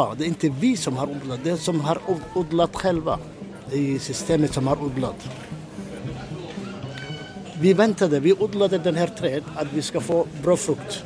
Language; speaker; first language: Swedish; non-native, learner; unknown